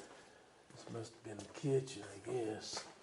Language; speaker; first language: English; native; English